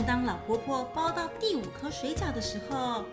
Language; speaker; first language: Chinese; native; Chinese